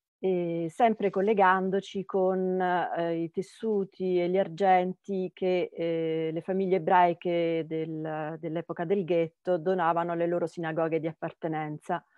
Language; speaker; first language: Italian; native; Italian